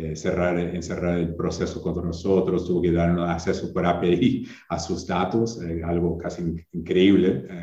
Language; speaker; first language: Spanish; non-native, fluent; English